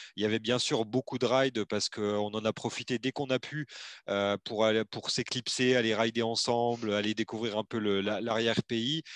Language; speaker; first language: French; native; French